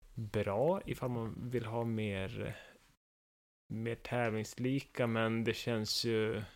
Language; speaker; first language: Swedish; native; Swedish